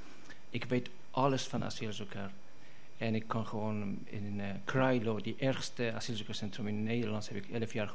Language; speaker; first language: Dutch; non-native, fluent; Persian